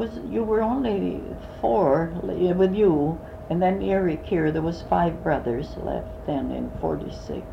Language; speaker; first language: English; early bilingual, other home language; Swedish